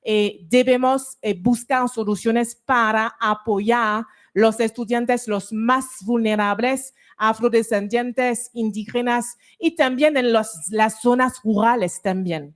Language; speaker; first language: Spanish; non-native, fluent; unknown